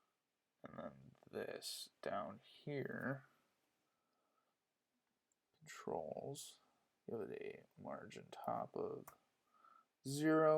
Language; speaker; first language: English; native; English